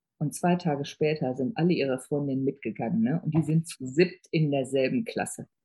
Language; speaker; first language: German; native; German